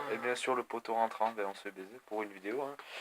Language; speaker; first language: French; native; French